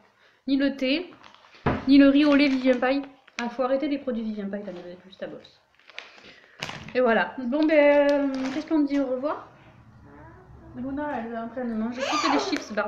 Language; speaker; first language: French; native; French